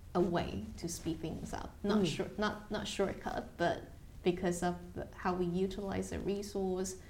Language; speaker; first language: English; non-native, fluent; Chinese